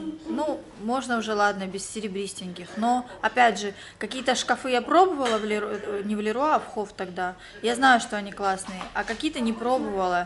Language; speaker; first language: Russian; native; Russian